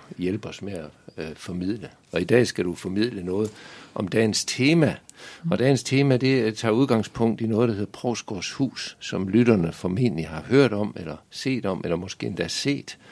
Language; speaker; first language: Danish; native; Danish